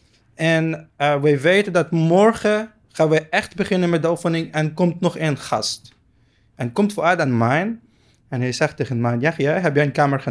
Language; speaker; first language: Dutch; non-native, learner; Arabic